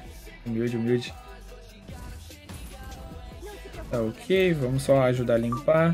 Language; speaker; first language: Portuguese; native; Portuguese